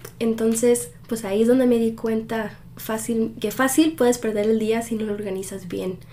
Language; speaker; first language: Spanish; early bilingual, heritage; Spanish